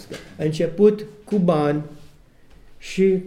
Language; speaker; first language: Romanian; non-native, learner; English